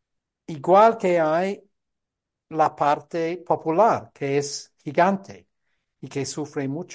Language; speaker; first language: Spanish; non-native, fluent; English